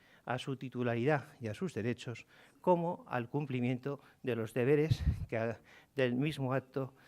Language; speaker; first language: Spanish; native; Spanish